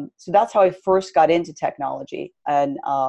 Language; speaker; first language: English; native; English